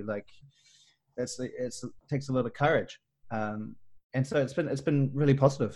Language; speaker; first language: English; native; English